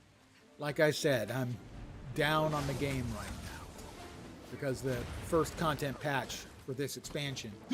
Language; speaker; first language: English; native; English